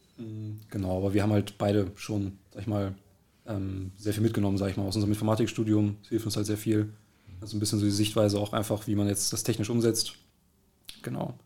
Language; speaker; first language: German; native; German